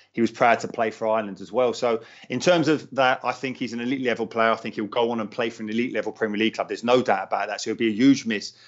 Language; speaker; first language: English; native; English